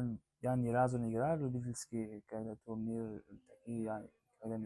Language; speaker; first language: Russian; non-native, learner; Tajik